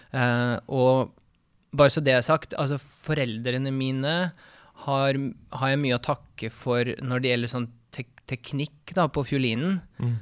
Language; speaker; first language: Norwegian; early bilingual, other home language; Russian